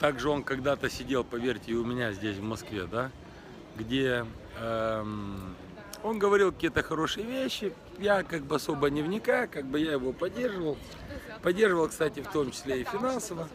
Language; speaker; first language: Russian; native; Russian